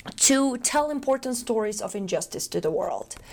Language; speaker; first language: English; non-native, fluent; Macedonian